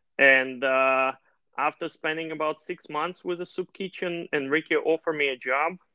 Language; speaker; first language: English; non-native, fluent; Russian